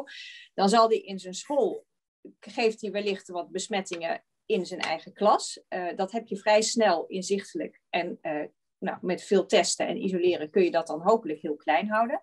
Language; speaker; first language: Dutch; native; Dutch